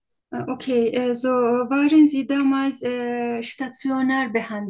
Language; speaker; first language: German; non-native, learner; Turkish